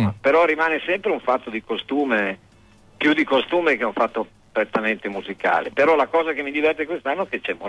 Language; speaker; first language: Italian; native; Italian